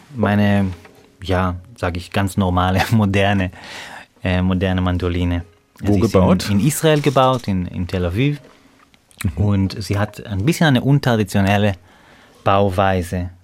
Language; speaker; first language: German; non-native, fluent; Hebrew